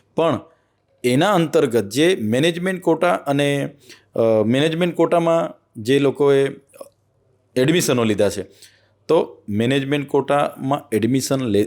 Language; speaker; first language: Gujarati; non-native, local second language; Vasavi